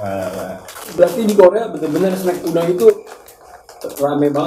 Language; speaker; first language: Indonesian; native; Indonesian